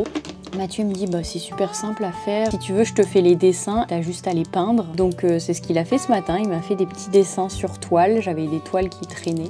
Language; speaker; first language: French; native; French